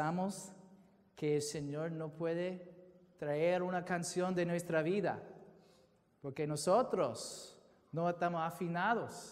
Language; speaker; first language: Spanish; non-native, fluent; English